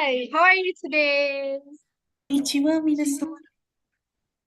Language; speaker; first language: English; non-native, fluent; Indonesian